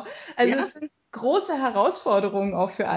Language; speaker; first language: German; native; German